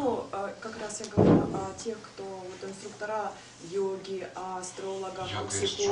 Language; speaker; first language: Russian; native; Russian